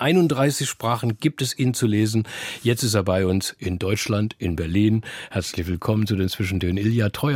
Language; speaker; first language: German; native; German